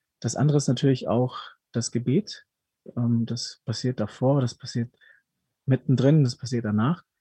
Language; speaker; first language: German; early bilingual, other home language; Spanish